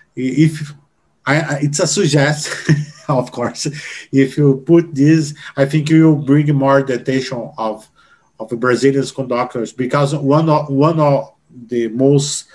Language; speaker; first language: English; non-native, learner; Portuguese